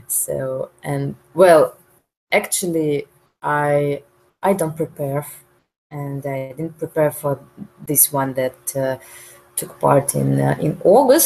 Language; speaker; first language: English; non-native, learner; Russian